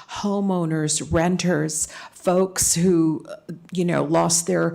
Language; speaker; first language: English; native; English